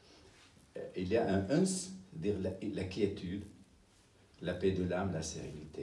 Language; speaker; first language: French; non-native, fluent; Arabic